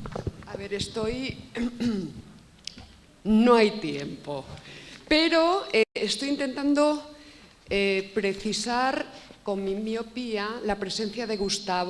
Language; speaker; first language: Spanish; native; Spanish